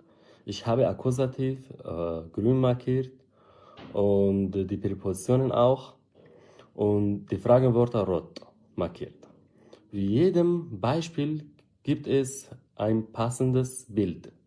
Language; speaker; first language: German; non-native, fluent; Arabic